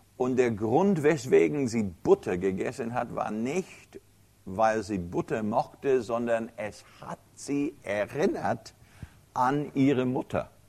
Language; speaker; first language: German; non-native, fluent; English